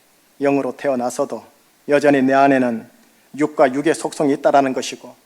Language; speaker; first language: Korean; native; Korean